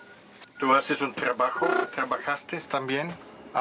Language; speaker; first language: Spanish; non-native, learner; Dutch